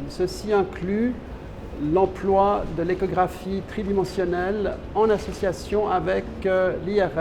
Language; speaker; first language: French; native; French